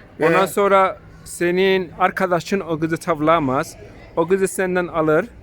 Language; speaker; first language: Turkish; early bilingual, heritage; Turkish